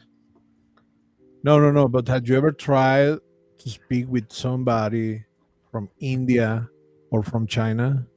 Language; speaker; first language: English; non-native, fluent; Spanish